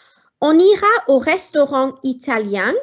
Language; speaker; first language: French; non-native, fluent; Welsh